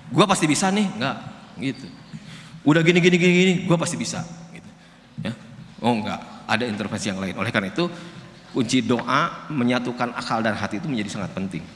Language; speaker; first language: Indonesian; non-native, local second language; Sundanese